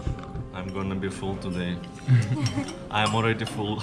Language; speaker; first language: English; non-native, fluent; Russian